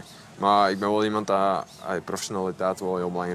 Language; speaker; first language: Dutch; native; Dutch